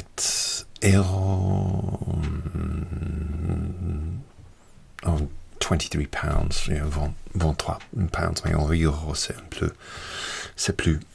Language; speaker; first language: French; non-native, learner; English